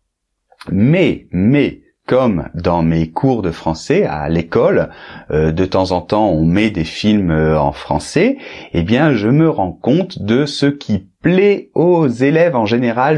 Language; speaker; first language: French; native; French